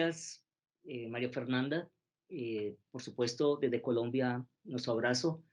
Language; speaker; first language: Spanish; native; Spanish